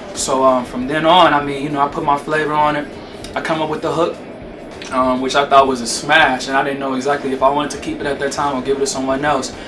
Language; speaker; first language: English; native; English